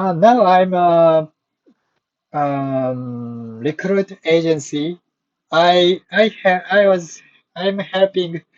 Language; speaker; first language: English; non-native, learner; Japanese